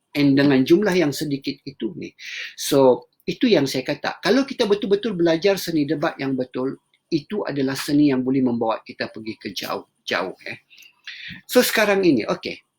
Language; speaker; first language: Malay; native; Malay